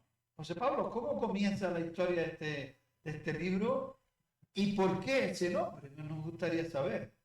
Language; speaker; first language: Spanish; native; Spanish